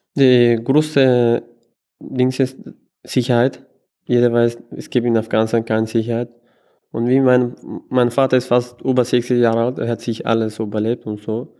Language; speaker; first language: German; non-native, learner; Persian